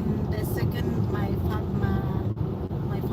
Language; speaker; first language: English; non-native, learner; Spanish